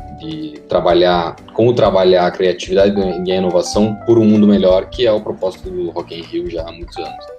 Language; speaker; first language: Portuguese; native; Portuguese